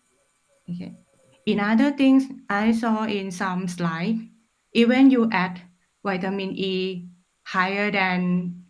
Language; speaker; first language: English; non-native, fluent; Thai